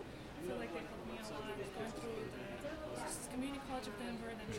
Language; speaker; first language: English; non-native, fluent; Russian